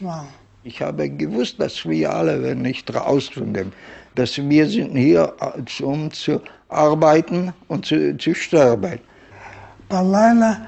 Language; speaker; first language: German; non-native, learner; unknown